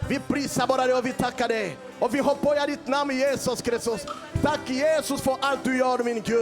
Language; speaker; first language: Swedish; non-native, learner; Lingala